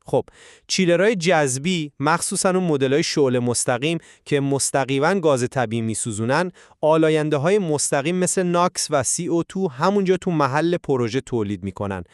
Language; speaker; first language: Persian; native; Persian